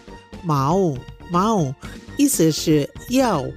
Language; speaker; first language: Chinese; non-native, fluent; Indonesian